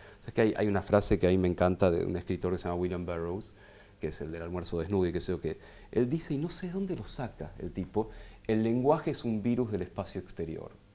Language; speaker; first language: Spanish; native; Spanish